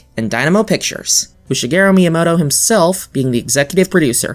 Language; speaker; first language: English; native; English